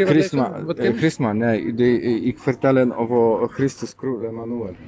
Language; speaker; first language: Dutch; non-native, learner; Polish